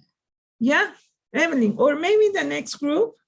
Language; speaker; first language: English; non-native, learner; Spanish